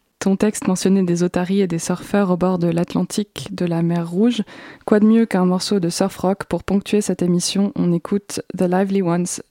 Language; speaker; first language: French; native; French